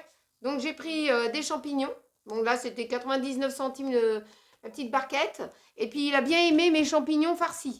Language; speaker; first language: French; native; French